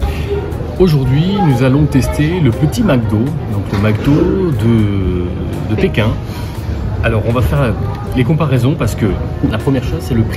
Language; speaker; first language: French; native; French